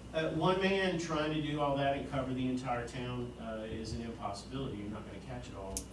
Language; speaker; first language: English; native; English